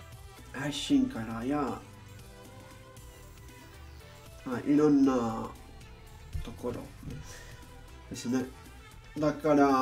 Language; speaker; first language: Japanese; non-native, learner; English